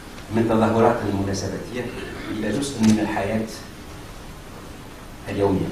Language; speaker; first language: Arabic; native; Arabic